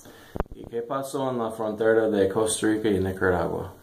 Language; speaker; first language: Spanish; non-native, learner; English